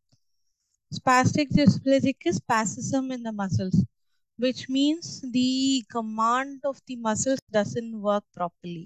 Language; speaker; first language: English; non-native, local second language; Tamil